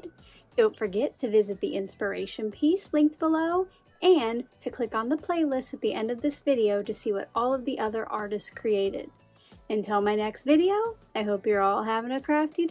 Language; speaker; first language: English; native; English